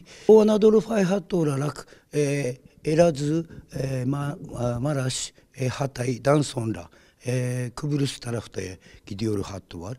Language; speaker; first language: Turkish; non-native, learner; Japanese